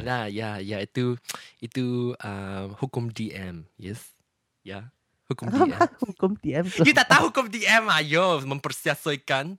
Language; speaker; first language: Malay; non-native, local second language; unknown